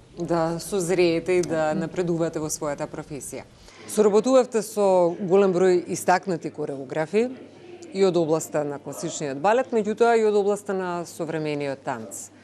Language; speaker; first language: Macedonian; native; Macedonian